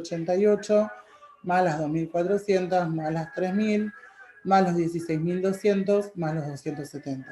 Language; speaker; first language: Spanish; native; Spanish